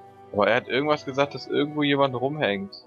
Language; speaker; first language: German; native; German